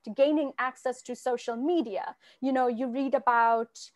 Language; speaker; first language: English; non-native, local second language; Bangla